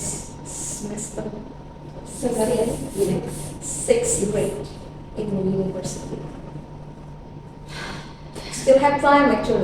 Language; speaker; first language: English; non-native, fluent; Indonesian